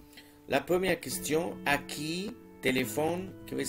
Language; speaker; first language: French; non-native, fluent; Arabic